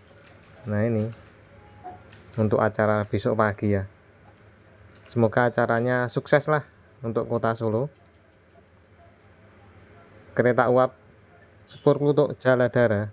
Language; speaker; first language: Indonesian; native; Indonesian